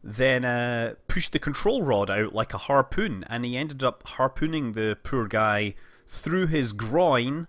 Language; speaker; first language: English; native; English